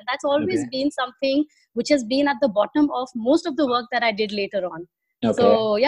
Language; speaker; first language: English; non-native, local second language; Hindi